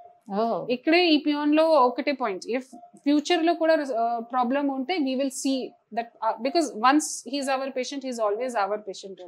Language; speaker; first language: Telugu; non-native, fluent; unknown